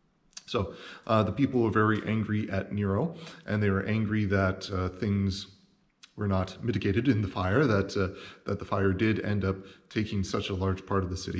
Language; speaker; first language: English; native; English